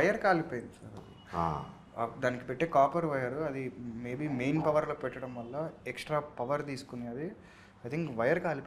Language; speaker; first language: Telugu; native; Telugu